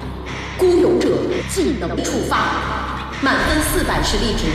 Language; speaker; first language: Chinese; native; Chinese